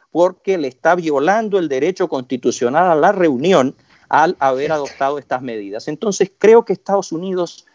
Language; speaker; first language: Spanish; native; Spanish